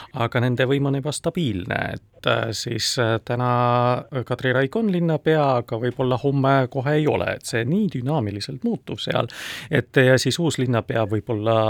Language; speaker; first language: Estonian; non-native, local second language; Russian